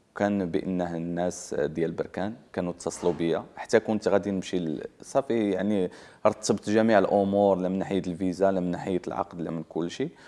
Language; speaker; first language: Arabic; native; Arabic